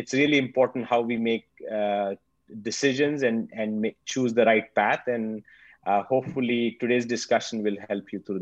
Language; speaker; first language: English; non-native, local second language; Marathi